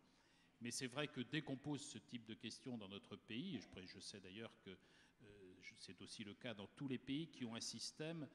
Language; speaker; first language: French; native; French